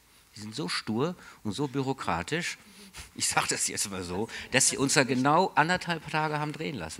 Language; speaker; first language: German; native; German